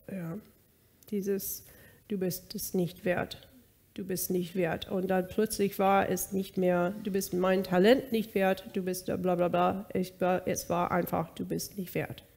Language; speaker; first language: German; non-native, fluent; English